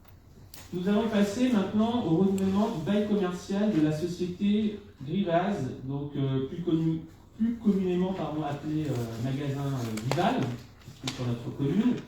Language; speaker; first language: French; native; French